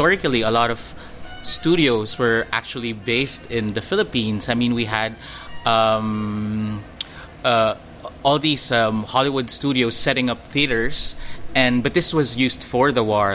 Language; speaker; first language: English; non-native, local second language; Filipino